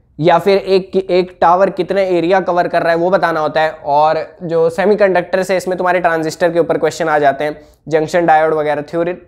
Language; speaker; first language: Hindi; native; Hindi